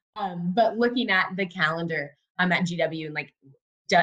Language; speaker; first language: English; native; English